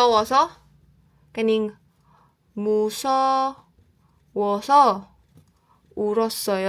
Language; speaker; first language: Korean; non-native, learner; Cebuano